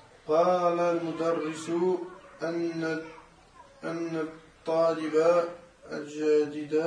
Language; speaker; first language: Arabic; non-native, learner; French